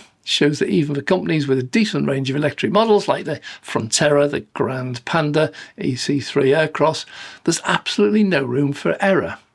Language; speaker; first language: English; native; English